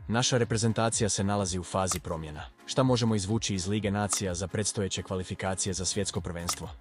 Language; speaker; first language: Croatian; native; Croatian